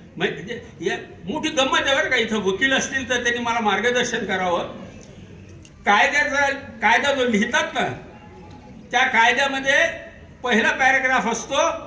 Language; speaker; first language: Marathi; non-native, local second language; Urdu